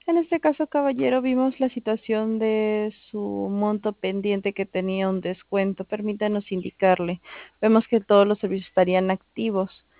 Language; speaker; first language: Spanish; native; Spanish